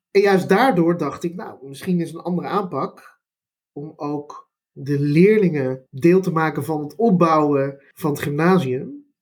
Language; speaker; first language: Dutch; native; Dutch